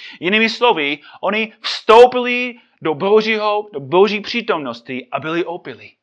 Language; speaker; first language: Czech; non-native, fluent; English